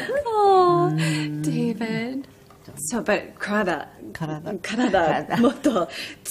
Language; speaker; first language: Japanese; non-native, learner; English